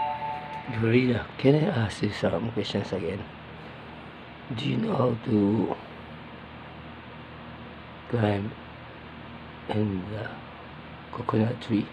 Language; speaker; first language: English; non-native, learner; Filipino